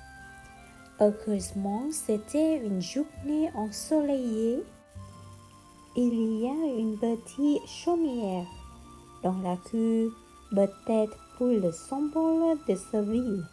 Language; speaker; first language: French; non-native, learner; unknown